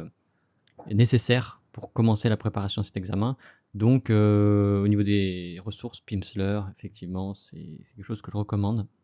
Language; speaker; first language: French; native; French